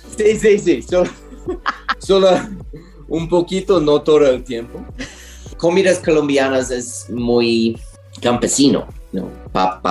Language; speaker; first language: Spanish; non-native, learner; English